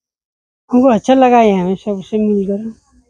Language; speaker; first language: Hindi; non-native, local second language; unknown